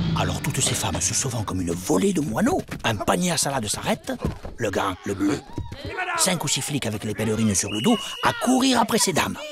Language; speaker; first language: French; early bilingual, other home language; German